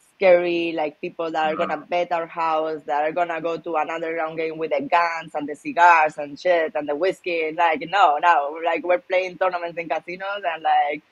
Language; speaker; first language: English; non-native, fluent; Spanish